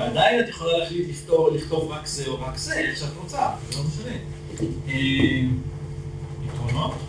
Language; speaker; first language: Hebrew; native; Hebrew